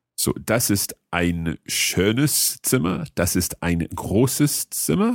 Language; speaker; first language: German; non-native, learner; English